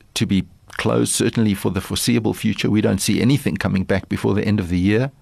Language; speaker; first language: English; early bilingual, other home language; Lithuanian